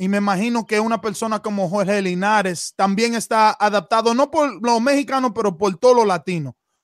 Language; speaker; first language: Spanish; early bilingual, heritage; Spanish